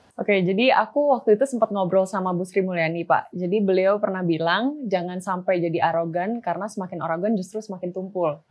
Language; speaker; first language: Indonesian; native; Indonesian